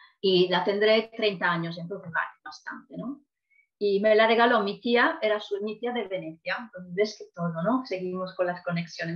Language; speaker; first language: Spanish; non-native, fluent; Italian